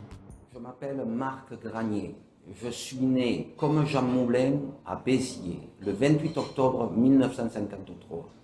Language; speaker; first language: French; native; French